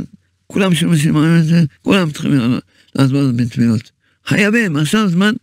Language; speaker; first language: Hebrew; early bilingual, other home language; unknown